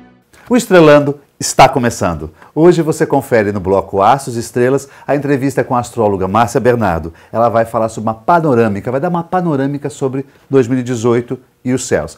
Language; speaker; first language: Portuguese; native; Portuguese